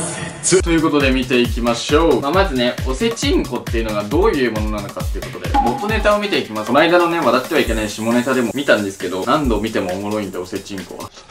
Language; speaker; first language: Japanese; native; Japanese